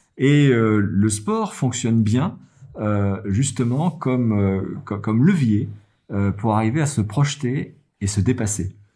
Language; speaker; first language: French; native; French